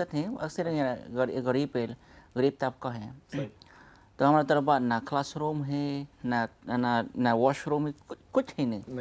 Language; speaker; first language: Hindi; non-native, fluent; Khmer